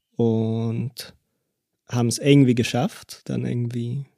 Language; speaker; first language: German; early bilingual, other home language; Hebrew